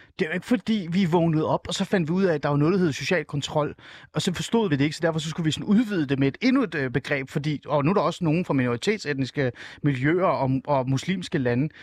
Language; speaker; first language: Danish; native; Danish